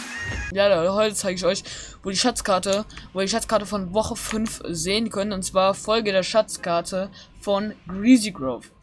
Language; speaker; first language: German; native; German